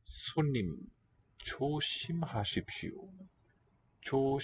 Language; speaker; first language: Korean; non-native, learner; English